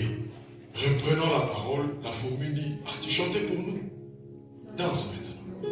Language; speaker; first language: French; non-native, local second language; Lingala